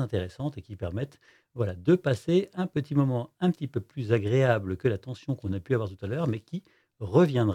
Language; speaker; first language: French; native; French